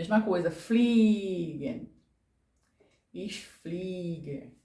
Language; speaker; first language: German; non-native, fluent; Portuguese